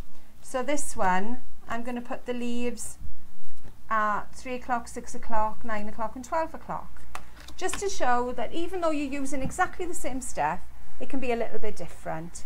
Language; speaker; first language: English; native; English